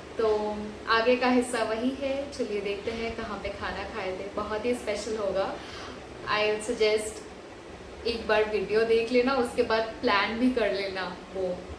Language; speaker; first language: Hindi; non-native, local second language; Bangla